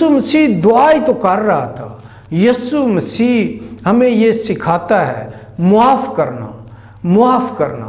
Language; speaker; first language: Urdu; non-native, local second language; Punjabi